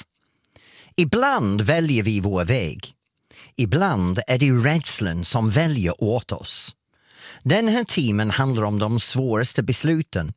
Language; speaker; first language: Swedish; non-native, fluent; English